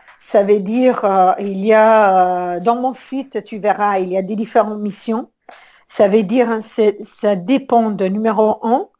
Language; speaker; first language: French; non-native, fluent; Italian